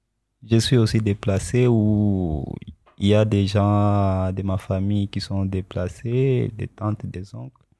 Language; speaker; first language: French; non-native, local second language; Swahili